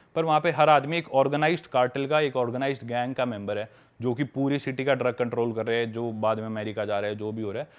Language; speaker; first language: Hindi; native; Hindi